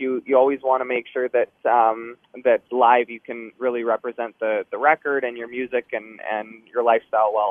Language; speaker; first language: English; native; English